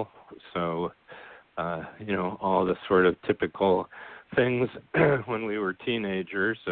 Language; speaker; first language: English; native; English